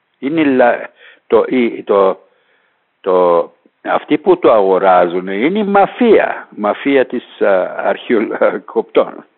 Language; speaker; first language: Greek; non-native, fluent; Persian